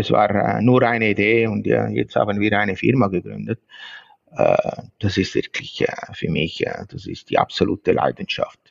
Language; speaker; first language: German; non-native, fluent; Italian